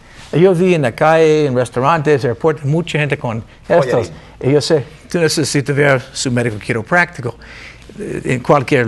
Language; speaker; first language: Spanish; non-native, learner; English